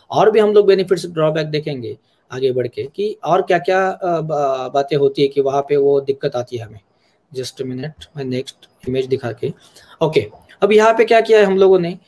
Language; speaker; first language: Hindi; non-native, local second language; Marathi